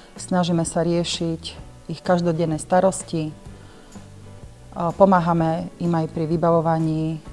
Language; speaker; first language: Slovak; native; Slovak